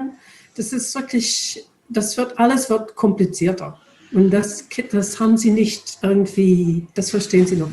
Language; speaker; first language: German; non-native, fluent; English